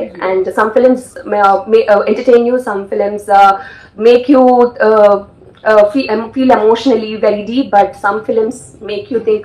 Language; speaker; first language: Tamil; non-native, fluent; Telugu